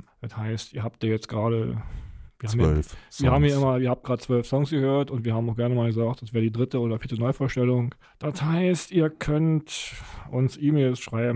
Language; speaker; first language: German; native; German